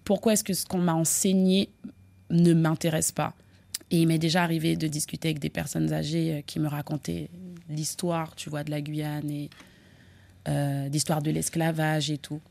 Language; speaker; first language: French; native; French